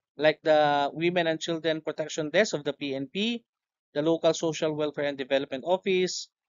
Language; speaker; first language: English; non-native, local second language; Filipino